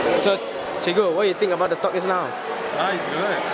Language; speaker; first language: English; non-native, local second language; Malay